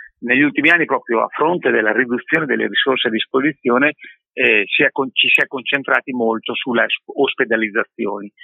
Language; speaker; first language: Italian; native; Italian